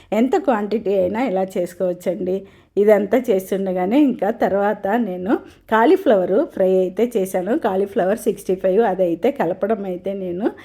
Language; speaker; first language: Telugu; non-native, local second language; Tamil